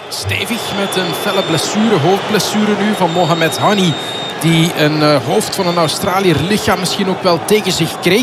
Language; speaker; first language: Dutch; native; Dutch